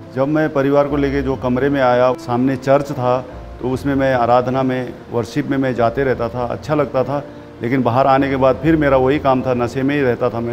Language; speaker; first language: Hindi; early bilingual, other home language; Nepali